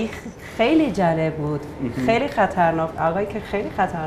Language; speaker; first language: Persian; non-native, learner; Spanish